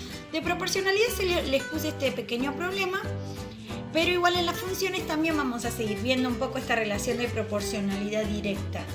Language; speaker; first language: Spanish; native; Spanish